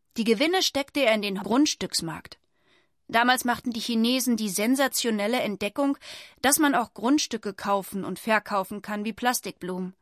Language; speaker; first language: German; native; German